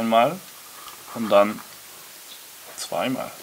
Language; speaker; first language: German; non-native, fluent; French